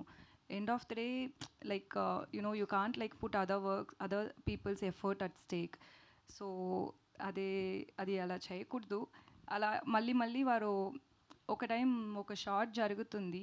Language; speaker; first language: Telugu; non-native, learner; Tamil